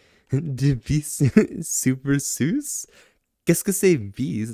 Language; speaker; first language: French; non-native, learner; English